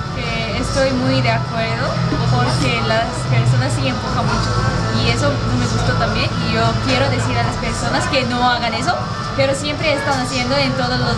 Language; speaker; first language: Spanish; non-native, learner; Korean